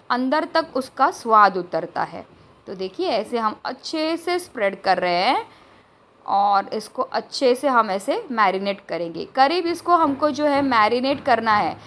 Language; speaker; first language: Hindi; non-native, local second language; Marathi